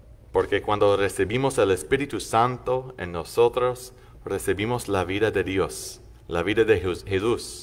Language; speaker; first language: Spanish; non-native, fluent; English